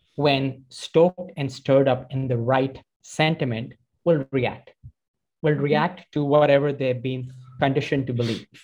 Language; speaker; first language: English; non-native, local second language; Hindi